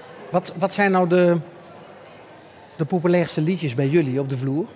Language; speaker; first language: Dutch; native; Dutch